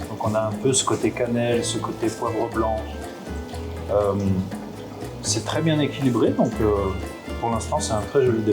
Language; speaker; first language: French; native; French